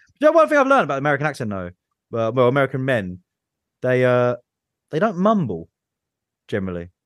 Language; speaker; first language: English; native; English